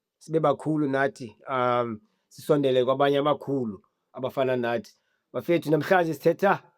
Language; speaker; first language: Zulu; non-native, local second language; Xhosa